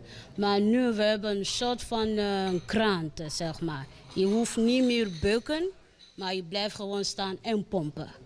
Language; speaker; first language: Dutch; non-native, learner; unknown